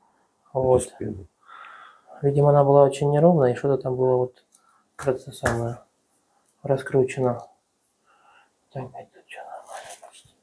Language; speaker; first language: Russian; native; Russian